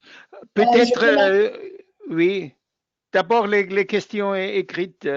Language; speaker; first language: French; non-native, fluent; German